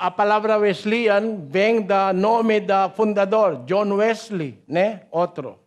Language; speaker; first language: Portuguese; non-native, learner; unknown